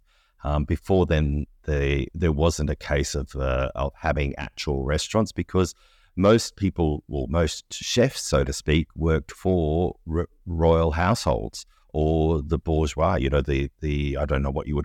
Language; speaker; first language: English; native; English